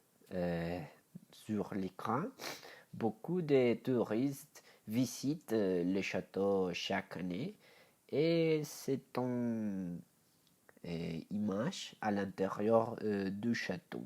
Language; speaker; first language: French; non-native, learner; Spanish